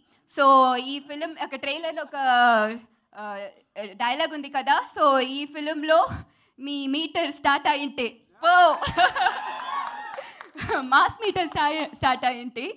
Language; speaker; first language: Telugu; non-native, learner; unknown